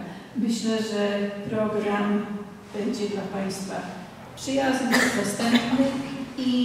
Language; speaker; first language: Polish; native; Polish